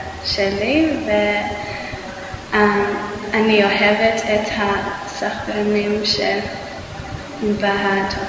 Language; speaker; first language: Hebrew; non-native, learner; English